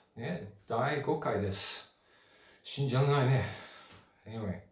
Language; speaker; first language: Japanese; non-native, learner; English